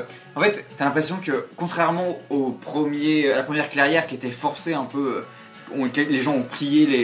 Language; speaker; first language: French; native; French